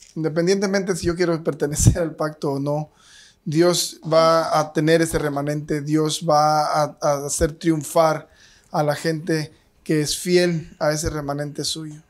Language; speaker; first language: Spanish; native; Spanish